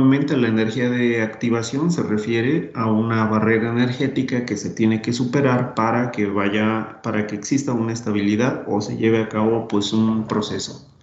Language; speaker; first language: Spanish; native; Spanish